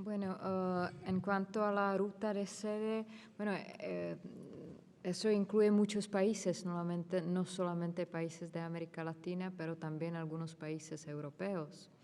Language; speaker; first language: Spanish; non-native, fluent; Czech